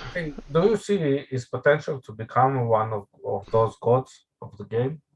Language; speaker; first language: English; non-native, fluent; Russian